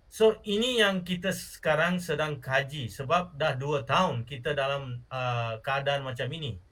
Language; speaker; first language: Malay; non-native, local second language; Tamil